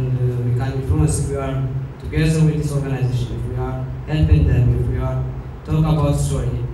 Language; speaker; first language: English; non-native, learner; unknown